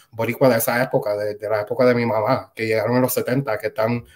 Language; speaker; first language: Spanish; early bilingual, other home language; English